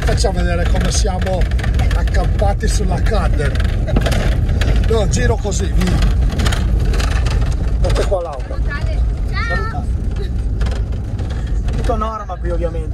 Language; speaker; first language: Italian; native; Italian